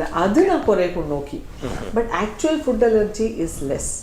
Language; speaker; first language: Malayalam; non-native, fluent; Tamil